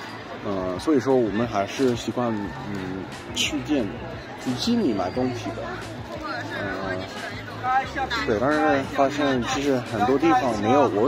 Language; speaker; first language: Chinese; non-native, learner; English